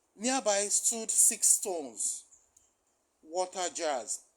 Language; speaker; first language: English; non-native, local second language; Yoruba